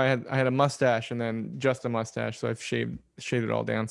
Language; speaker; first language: English; native; English